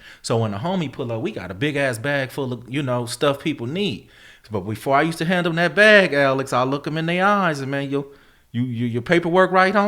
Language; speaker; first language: English; native; English